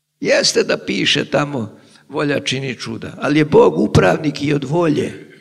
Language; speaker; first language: Serbian; native; Serbian